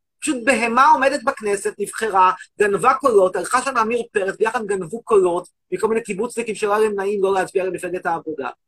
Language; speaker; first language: Hebrew; native; Hebrew